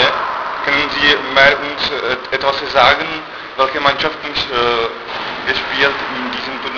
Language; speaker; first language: German; non-native, learner; Czech